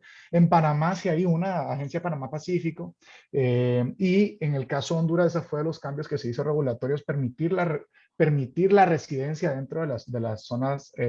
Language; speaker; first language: Spanish; native; Spanish